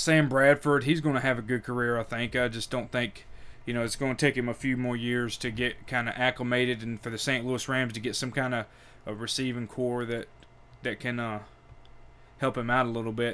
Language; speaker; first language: English; native; English